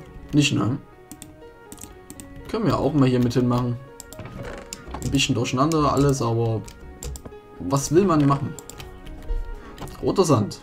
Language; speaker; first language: German; native; German